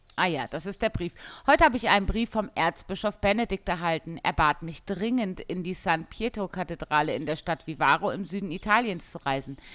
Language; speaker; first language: German; native; German